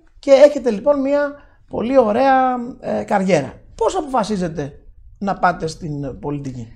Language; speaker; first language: Greek; native; Greek